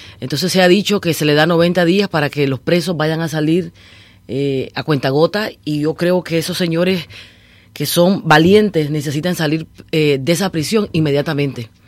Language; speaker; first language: Spanish; native; Spanish